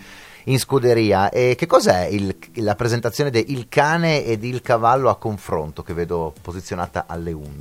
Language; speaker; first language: Italian; native; Italian